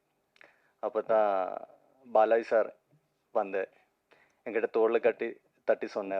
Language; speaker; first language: Tamil; non-native, learner; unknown